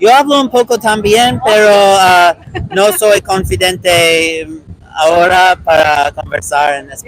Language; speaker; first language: Spanish; non-native, learner; English